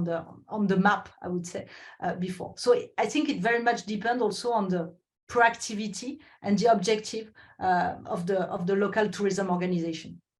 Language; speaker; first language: English; non-native, fluent; French